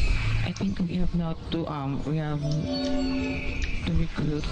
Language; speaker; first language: English; non-native, local second language; Filipino